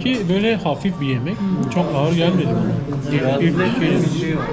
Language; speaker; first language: Turkish; native; Turkish